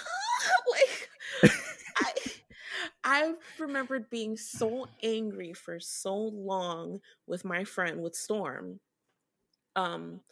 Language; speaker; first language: English; early bilingual, other home language; Haitian Creole